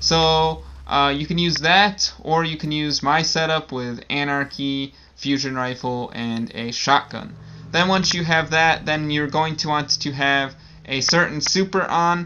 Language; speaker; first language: English; native; English